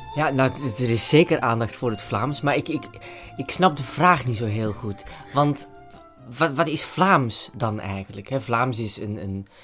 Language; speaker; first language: Dutch; native; Dutch